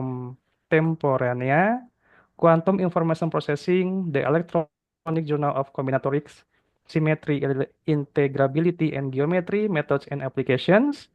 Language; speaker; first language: English; non-native, fluent; Indonesian